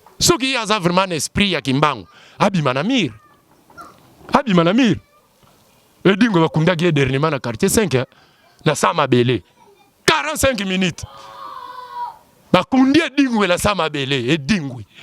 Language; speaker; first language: Lingala; non-native, local second language; Kongo